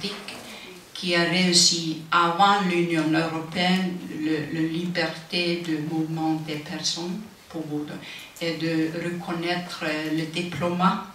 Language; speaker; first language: French; non-native, fluent; Icelandic